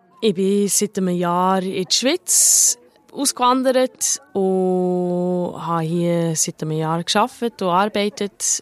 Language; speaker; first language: German; early bilingual, heritage; German